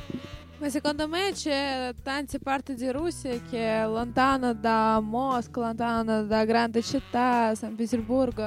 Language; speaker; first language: Italian; non-native, learner; Russian